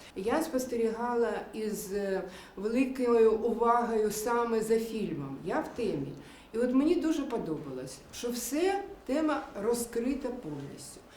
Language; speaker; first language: Ukrainian; native; Ukrainian